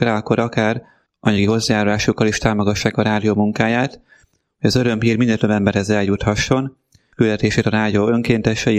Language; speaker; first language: Hungarian; native; Hungarian